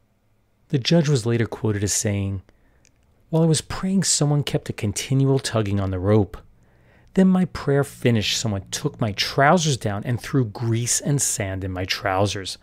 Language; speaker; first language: English; native; English